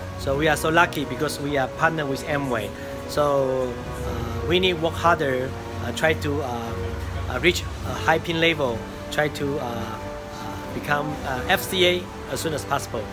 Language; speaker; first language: English; non-native, learner; Chinese